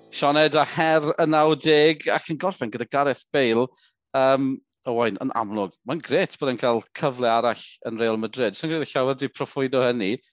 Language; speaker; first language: Welsh; native; Welsh